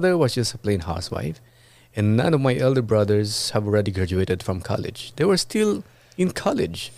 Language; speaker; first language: English; non-native, local second language; Iloko